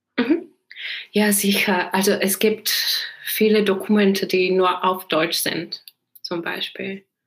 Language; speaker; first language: German; non-native, fluent; Czech